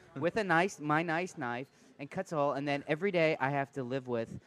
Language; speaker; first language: English; native; English